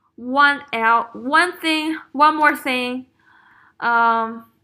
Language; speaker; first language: English; non-native, fluent; Chinese